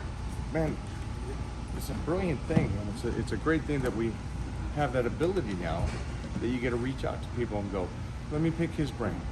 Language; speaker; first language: English; native; English